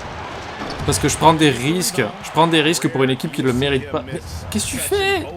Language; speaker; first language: French; native; French